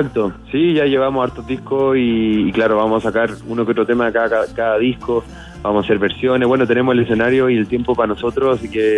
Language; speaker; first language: Spanish; native; Spanish